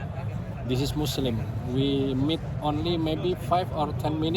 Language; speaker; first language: English; non-native, learner; Indonesian